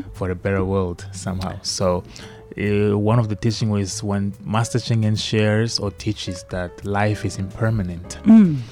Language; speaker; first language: English; non-native, fluent; Portuguese